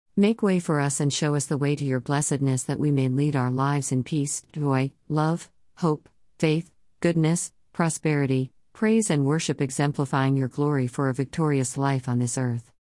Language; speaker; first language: English; non-native, local second language; Tamil